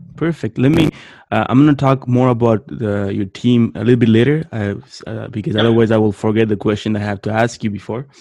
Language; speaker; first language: English; non-native, fluent; French